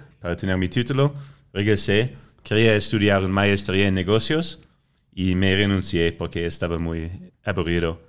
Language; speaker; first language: Spanish; non-native, fluent; French